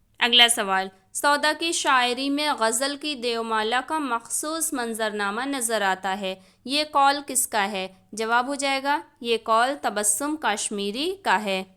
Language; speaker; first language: Urdu; native; Urdu